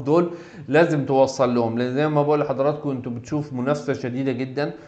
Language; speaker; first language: Arabic; native; Arabic